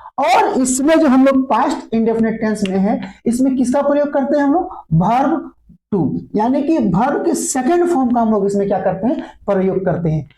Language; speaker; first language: Hindi; native; Hindi